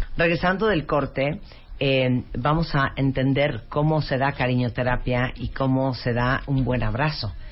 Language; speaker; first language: Spanish; native; Spanish